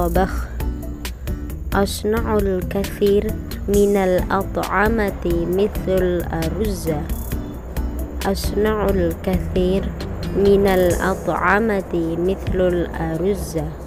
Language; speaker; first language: Arabic; non-native, learner; Indonesian